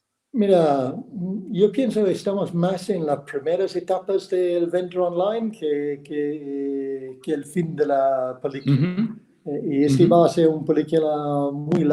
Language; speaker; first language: Spanish; non-native, fluent; English